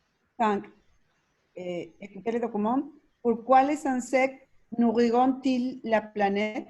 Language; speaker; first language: French; non-native, learner; Spanish